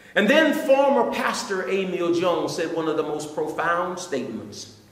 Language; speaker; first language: English; native; English